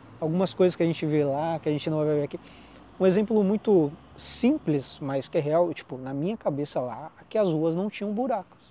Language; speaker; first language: Portuguese; native; Portuguese